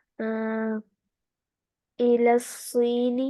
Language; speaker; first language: Arabic; non-native, learner; Urdu